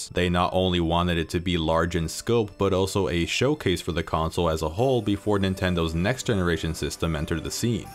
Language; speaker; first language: English; native; English